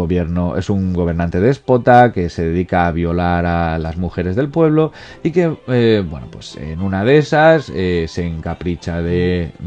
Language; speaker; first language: Spanish; native; Spanish